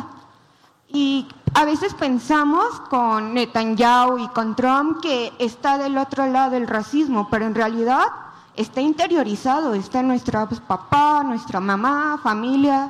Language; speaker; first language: Spanish; native; Spanish